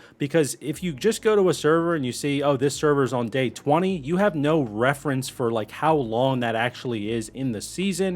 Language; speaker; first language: English; native; English